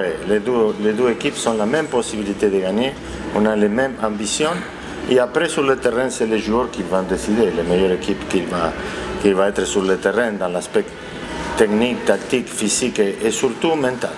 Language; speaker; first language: French; non-native, fluent; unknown